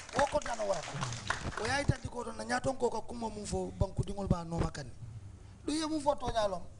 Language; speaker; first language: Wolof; non-native, local second language; Fula